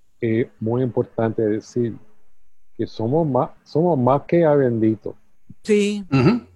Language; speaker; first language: Spanish; early bilingual, heritage; English